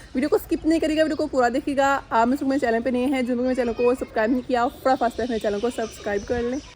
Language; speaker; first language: Urdu; non-native, local second language; Punjabi